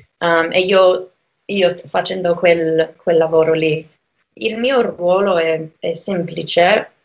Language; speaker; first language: Italian; non-native, fluent; English